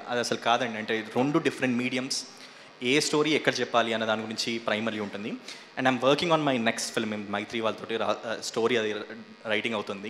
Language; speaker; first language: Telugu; native; Telugu